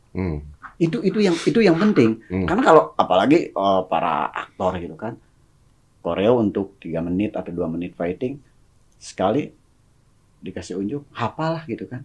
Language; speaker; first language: Indonesian; non-native, local second language; Sundanese